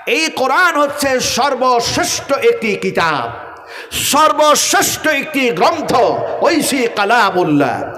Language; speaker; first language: Bangla; non-native, local second language; Urdu